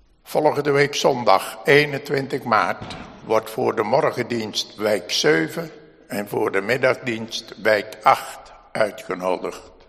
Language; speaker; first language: Dutch; native; Dutch